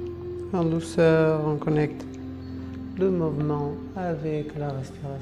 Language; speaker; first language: French; non-native, fluent; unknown